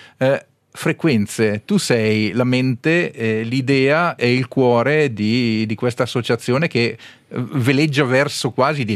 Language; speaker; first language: Italian; native; Italian